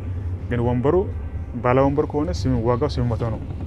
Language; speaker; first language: Amharic; non-native, local second language; Oromo